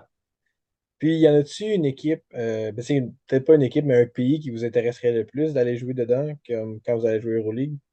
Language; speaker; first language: French; native; French